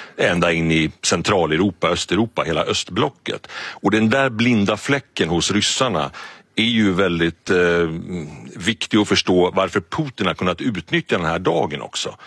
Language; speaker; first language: Swedish; native; Swedish